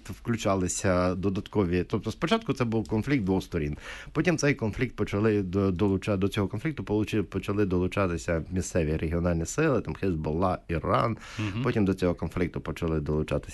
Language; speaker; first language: Ukrainian; native; Ukrainian